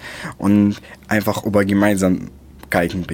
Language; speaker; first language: German; non-native, fluent; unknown